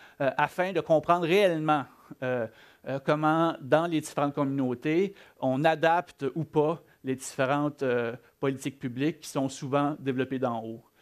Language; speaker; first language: French; native; French